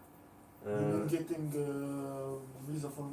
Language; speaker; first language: English; non-native, learner; Russian